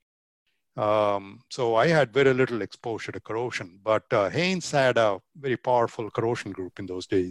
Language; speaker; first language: English; non-native, local second language; Tamil